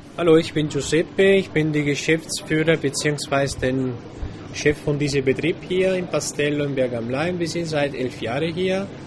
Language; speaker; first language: German; non-native, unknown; Italian